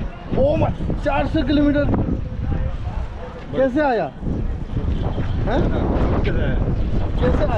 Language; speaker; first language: Hindi; non-native, learner; Bangla